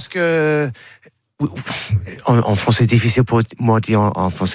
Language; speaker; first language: French; non-native, learner; English